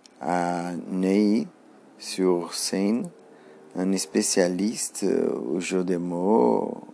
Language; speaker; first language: French; non-native, learner; Portuguese